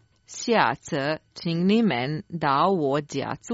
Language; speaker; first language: Chinese; non-native, learner; Croatian